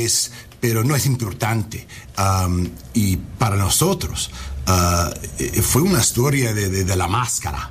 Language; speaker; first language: Spanish; non-native, learner; English